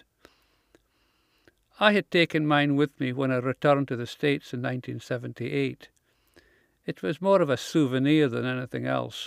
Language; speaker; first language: English; native; English